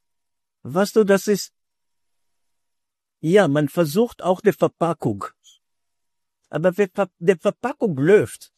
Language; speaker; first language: German; non-native, fluent; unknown